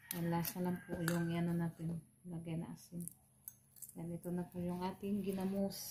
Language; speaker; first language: Filipino; non-native, local second language; Cebuano